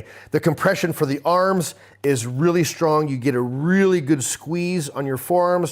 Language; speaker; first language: English; native; English